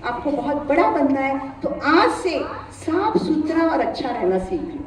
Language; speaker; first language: Hindi; non-native, local second language; Marathi